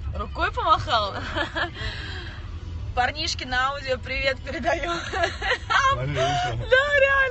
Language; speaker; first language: Russian; native; Russian